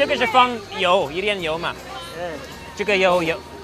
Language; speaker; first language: Chinese; non-native, learner; English